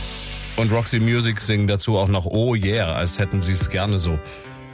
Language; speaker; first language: German; native; German